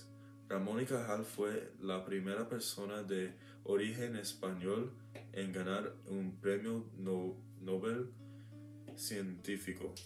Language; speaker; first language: Spanish; non-native, learner; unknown